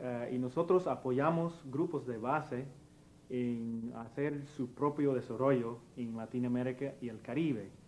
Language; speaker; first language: Spanish; non-native, fluent; English